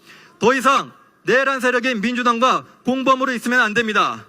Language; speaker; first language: Korean; native; Korean